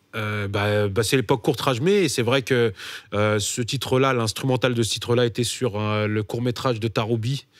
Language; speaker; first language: French; native; French